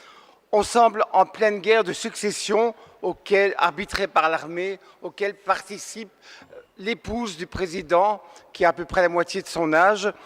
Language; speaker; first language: French; native; French